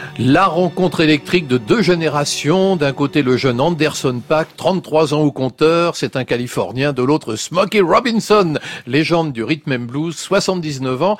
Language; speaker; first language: French; native; French